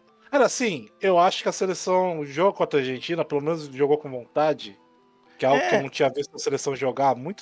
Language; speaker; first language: Portuguese; native; Portuguese